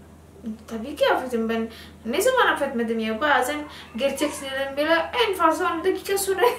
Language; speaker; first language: Turkish; non-native, learner; Indonesian